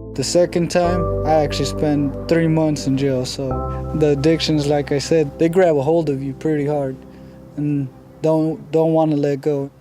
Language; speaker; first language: English; early bilingual, other home language; Spanish